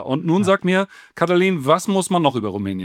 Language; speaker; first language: German; native; German